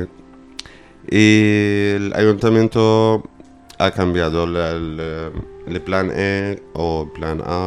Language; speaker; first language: Spanish; non-native, learner; Arabic